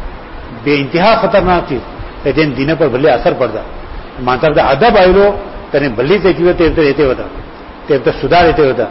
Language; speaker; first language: Marathi; non-native, local second language; Urdu